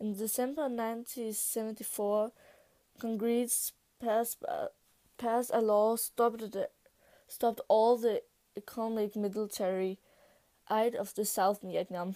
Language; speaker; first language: English; non-native, learner; Danish